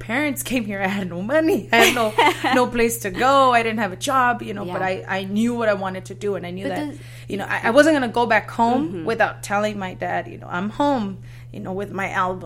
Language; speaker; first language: English; native; English